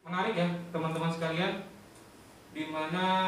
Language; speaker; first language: Indonesian; native; Indonesian